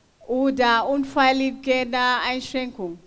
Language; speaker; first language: German; non-native, fluent; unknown